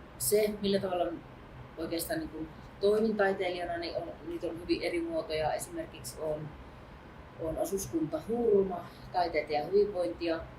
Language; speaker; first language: Finnish; native; Finnish